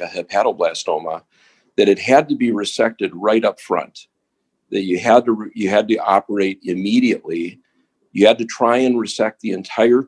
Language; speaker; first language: English; native; English